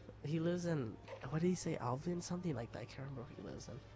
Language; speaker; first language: English; early bilingual, other home language; Spanish